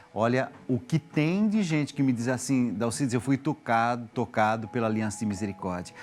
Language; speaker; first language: Portuguese; native; Portuguese